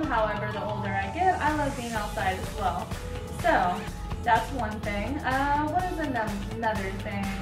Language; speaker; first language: English; native; English